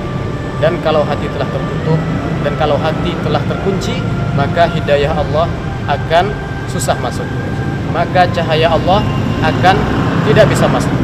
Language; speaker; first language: Indonesian; native; Indonesian